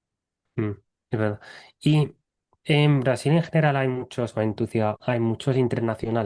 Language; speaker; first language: Spanish; non-native, fluent; English